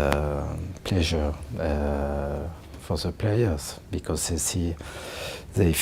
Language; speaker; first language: English; non-native, learner; French